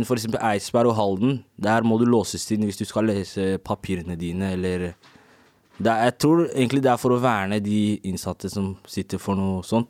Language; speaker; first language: Norwegian; native; Norwegian